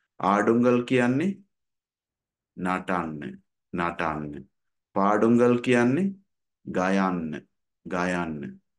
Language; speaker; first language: Sinhala; non-native, local second language; Tamil